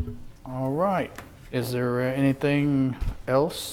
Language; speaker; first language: English; native; English